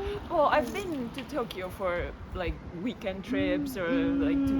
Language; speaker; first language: English; non-native, fluent; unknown